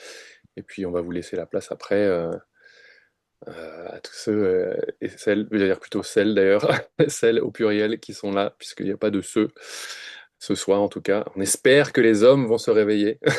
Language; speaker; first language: French; native; French